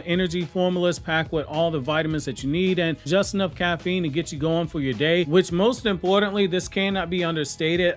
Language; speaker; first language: English; native; English